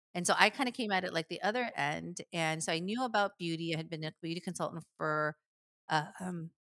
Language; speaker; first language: English; early bilingual, other home language; Korean